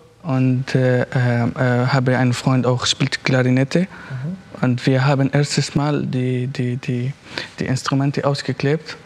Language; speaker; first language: German; non-native, learner; Arabic